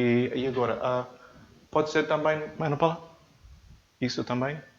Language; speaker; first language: Portuguese; non-native, learner; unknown